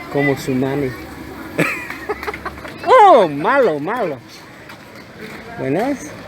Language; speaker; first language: Spanish; non-native, learner; English